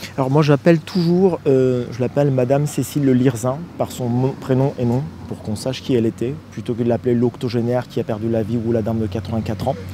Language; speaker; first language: French; non-native, fluent; Turkish